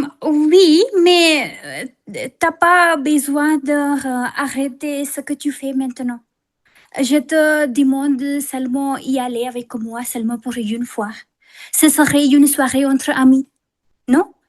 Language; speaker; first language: French; non-native, fluent; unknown